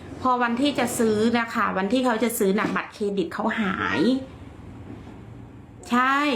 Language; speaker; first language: Thai; native; Thai